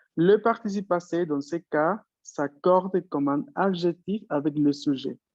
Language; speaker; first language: French; non-native, fluent; Spanish